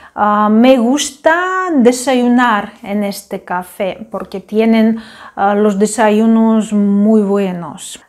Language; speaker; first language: Spanish; non-native, fluent; Ukrainian